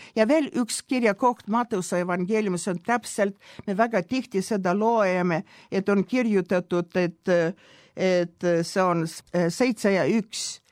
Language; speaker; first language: Estonian; non-native, local second language; Russian